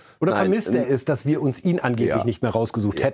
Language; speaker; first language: German; native; German